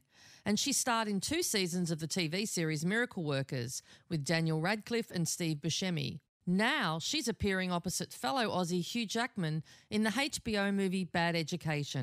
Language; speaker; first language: English; native; English